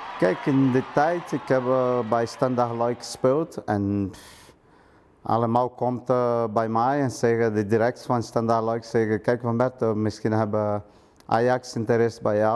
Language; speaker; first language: Dutch; non-native, learner; Portuguese